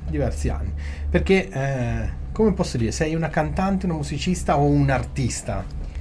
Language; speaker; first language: Italian; native; Italian